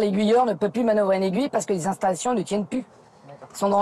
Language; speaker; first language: French; native; French